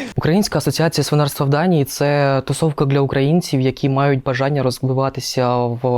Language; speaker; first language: Ukrainian; non-native, local second language; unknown